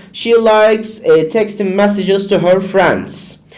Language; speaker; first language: English; non-native, fluent; Turkish